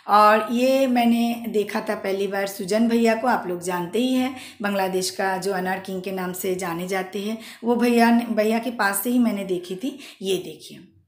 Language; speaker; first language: Hindi; non-native, local second language; Bangla